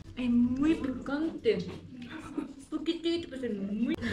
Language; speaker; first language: Spanish; non-native, learner; Japanese